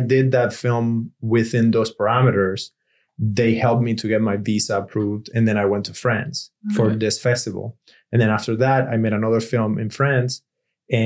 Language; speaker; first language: English; non-native, fluent; Spanish